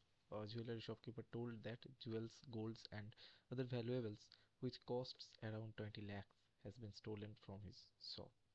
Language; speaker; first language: English; non-native, local second language; Bangla